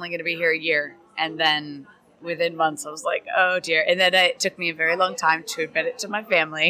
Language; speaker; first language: English; native; English